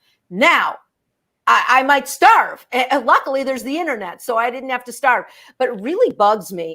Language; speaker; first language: English; native; English